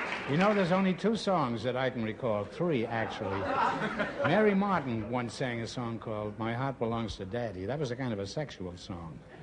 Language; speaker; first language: English; native; English